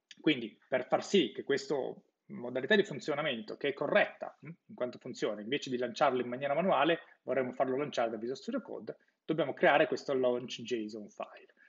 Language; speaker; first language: Italian; native; Italian